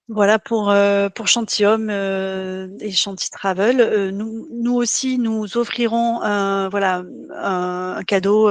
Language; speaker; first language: French; native; French